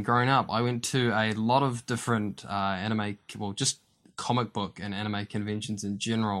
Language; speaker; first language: English; native; English